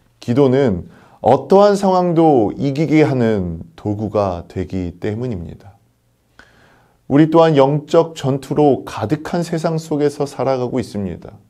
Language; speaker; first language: Korean; native; Korean